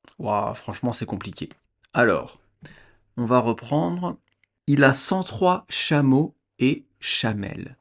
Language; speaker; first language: French; native; French